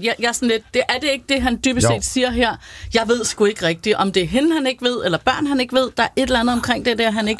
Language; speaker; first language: Danish; native; Danish